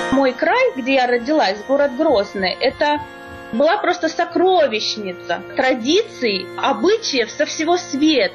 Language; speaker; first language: Russian; native; Russian